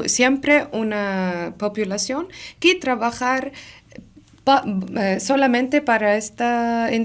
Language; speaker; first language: Spanish; non-native, learner; Arabic